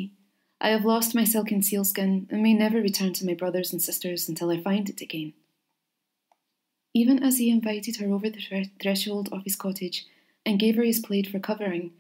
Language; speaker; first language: English; native; English